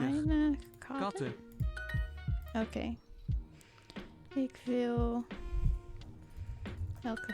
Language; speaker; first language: Dutch; non-native, learner; English